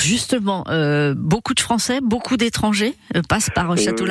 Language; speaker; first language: French; native; French